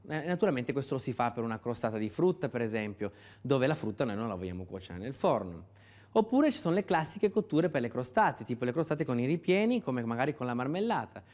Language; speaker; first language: Italian; native; Italian